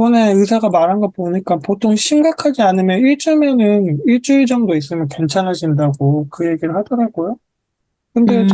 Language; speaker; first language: Korean; native; Korean